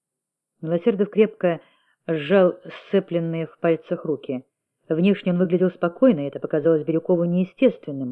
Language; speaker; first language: Russian; native; Russian